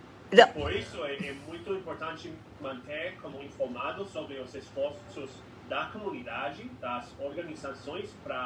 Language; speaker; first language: Portuguese; non-native, fluent; English